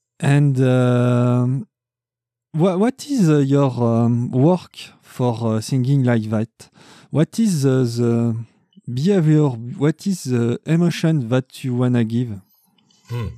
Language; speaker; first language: English; non-native, learner; French